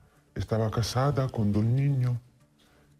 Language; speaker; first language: Spanish; non-native, fluent; Italian